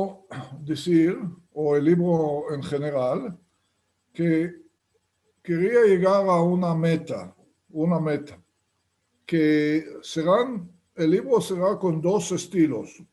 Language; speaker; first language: Spanish; non-native, fluent; Hebrew